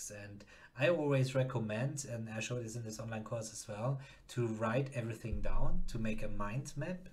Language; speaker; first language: English; non-native, fluent; German